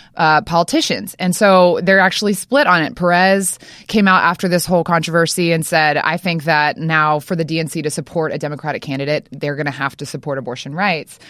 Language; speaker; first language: English; native; English